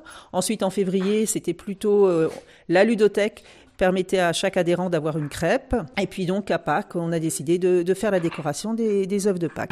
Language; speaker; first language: French; native; French